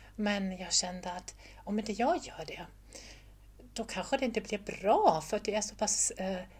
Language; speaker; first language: Swedish; non-native, fluent; German